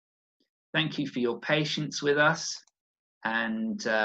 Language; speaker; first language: English; native; English